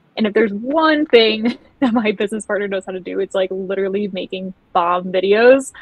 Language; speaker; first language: English; native; English